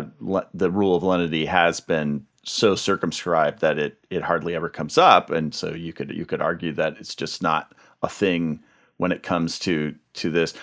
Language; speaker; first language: English; native; English